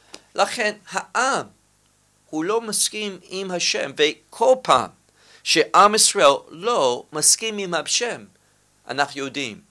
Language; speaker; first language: Hebrew; non-native, fluent; English